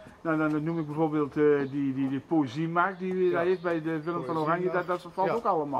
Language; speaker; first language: Dutch; native; Dutch